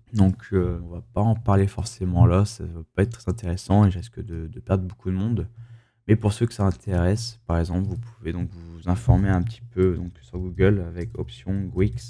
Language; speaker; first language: French; native; French